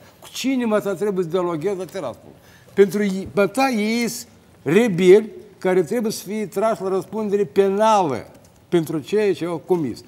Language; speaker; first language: Romanian; native; Romanian